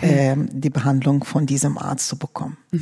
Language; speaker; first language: German; non-native, fluent; Arabic